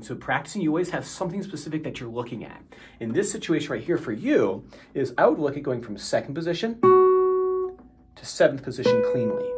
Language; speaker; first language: English; native; English